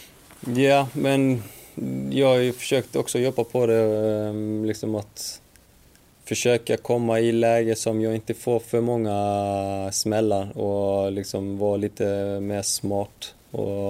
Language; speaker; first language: Swedish; non-native, fluent; Icelandic